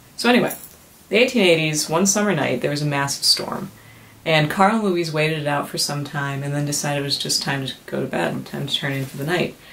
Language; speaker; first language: English; native; English